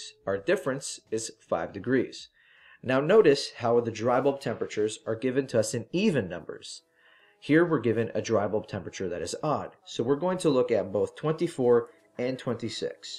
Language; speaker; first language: English; native; English